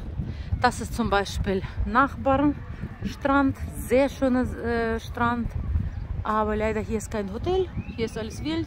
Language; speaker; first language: German; non-native, learner; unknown